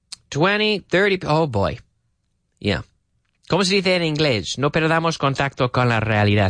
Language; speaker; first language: Spanish; non-native, fluent; English